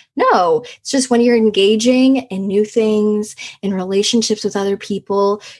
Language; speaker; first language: English; early bilingual, other home language; Nepali